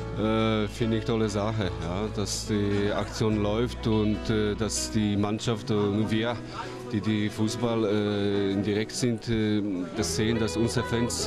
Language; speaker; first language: German; non-native, learner; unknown